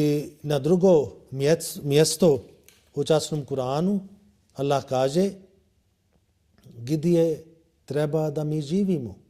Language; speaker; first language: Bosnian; non-native, learner; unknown